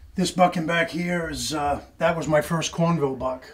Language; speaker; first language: English; native; English